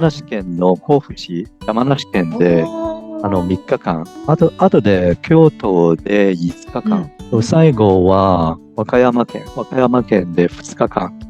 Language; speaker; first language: Japanese; non-native, fluent; Cantonese